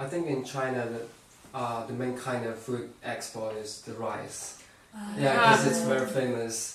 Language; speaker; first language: English; non-native, fluent; Chinese